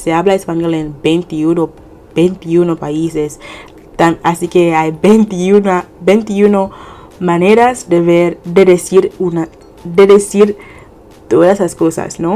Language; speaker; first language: Spanish; non-native, fluent; English